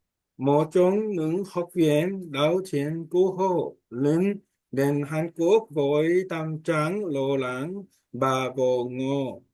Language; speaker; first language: Vietnamese; non-native, learner; Korean